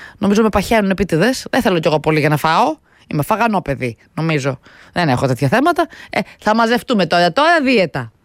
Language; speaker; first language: Greek; native; Greek